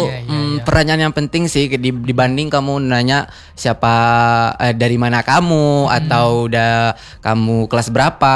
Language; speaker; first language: English; non-native, learner; Indonesian